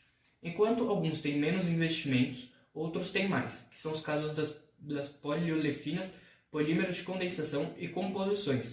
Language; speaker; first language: Portuguese; native; Portuguese